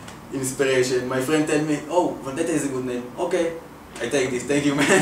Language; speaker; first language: English; non-native, learner; Hebrew